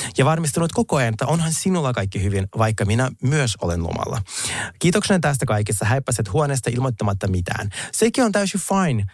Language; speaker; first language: Finnish; native; Finnish